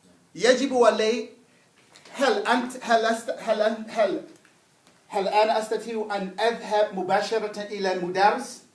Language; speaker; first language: Arabic; non-native, fluent; English